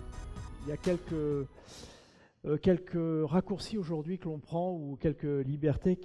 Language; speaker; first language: French; native; French